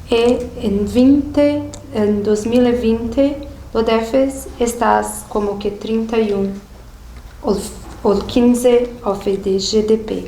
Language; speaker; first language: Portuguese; non-native, learner; Spanish